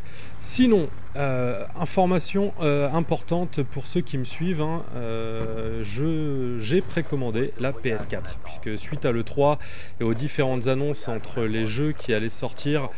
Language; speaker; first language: French; native; French